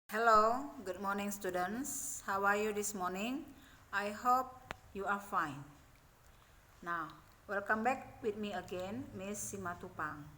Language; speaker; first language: English; non-native, fluent; Indonesian